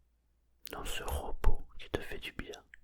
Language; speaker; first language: French; native; French